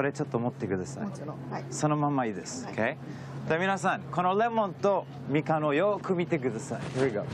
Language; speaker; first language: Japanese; early bilingual, heritage; English